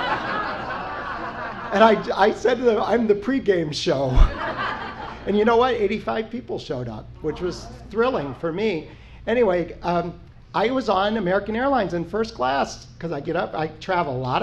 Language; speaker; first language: English; native; English